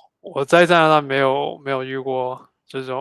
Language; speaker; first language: Chinese; non-native, fluent; English